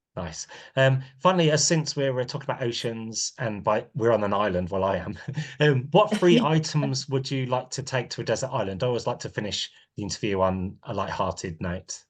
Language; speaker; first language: English; native; English